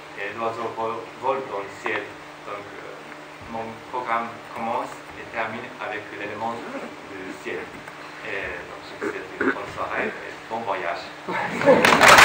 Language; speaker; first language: French; non-native, fluent; Japanese